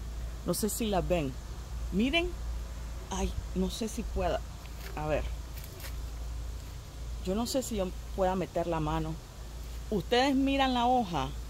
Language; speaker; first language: Spanish; native; Spanish